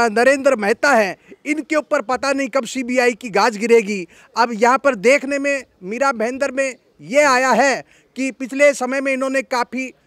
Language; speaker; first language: Hindi; native; Hindi